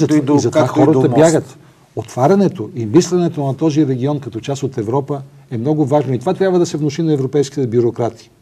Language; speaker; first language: Bulgarian; native; Bulgarian